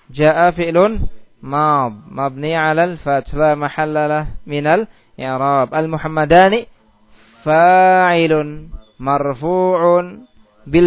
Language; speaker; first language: Arabic; non-native, fluent; Indonesian